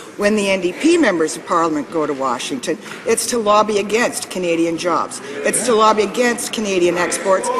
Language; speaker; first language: English; native; English